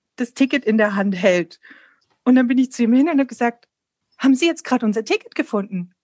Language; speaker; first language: German; non-native, fluent; Polish